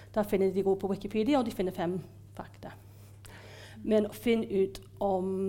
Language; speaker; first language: Norwegian; non-native, fluent; English